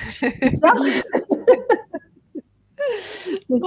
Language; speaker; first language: French; native; French